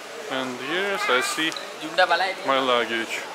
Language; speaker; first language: English; non-native, fluent; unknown